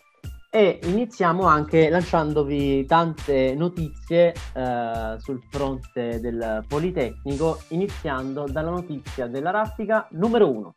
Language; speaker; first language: Italian; native; Italian